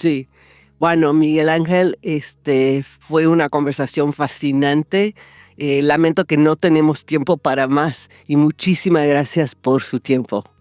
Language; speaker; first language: Spanish; non-native, fluent; English